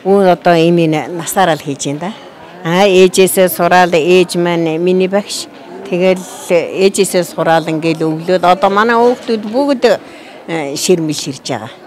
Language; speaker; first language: Mongolian; native; Mongolian